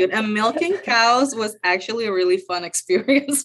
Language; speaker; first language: English; non-native, fluent; Spanish